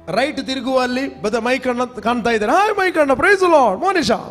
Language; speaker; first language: Kannada; non-native, local second language; Konkani